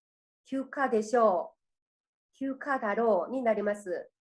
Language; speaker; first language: Japanese; non-native, fluent; Korean